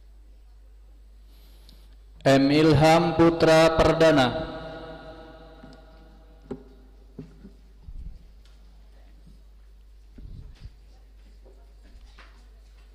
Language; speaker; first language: Indonesian; native; Indonesian